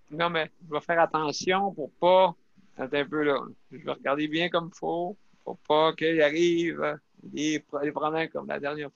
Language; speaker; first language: French; native; French